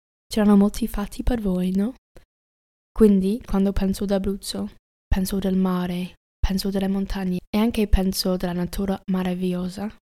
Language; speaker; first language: Italian; non-native, learner; English